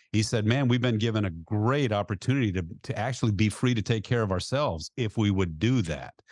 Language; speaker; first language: English; native; English